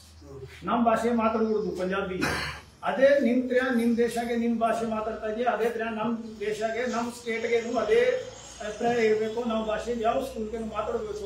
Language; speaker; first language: Kannada; non-native, learner; Punjabi